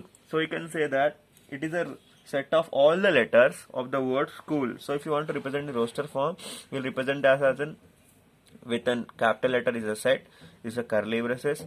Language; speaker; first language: English; non-native, local second language; Telugu